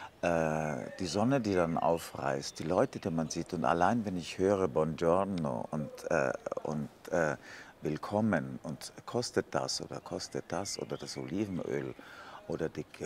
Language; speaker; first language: German; native; German